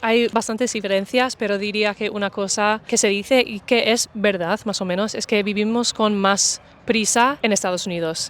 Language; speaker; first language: Spanish; non-native, fluent; English